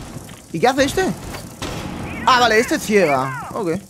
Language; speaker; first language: Spanish; native; Spanish